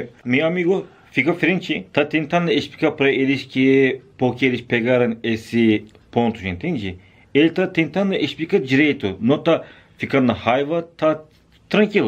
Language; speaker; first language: Portuguese; non-native, learner; Turkish